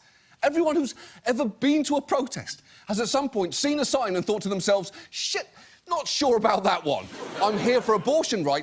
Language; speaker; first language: English; native; English